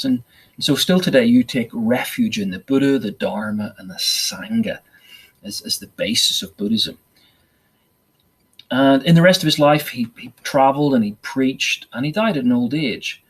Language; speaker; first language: English; native; English